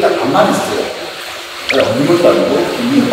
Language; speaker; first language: Korean; native; Korean